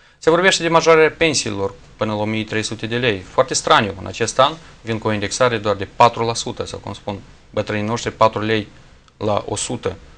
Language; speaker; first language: Romanian; native; Romanian